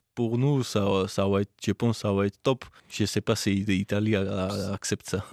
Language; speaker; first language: French; non-native, learner; Georgian